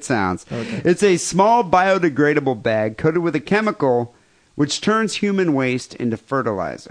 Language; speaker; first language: English; native; English